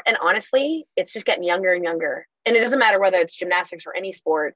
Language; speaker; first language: English; native; English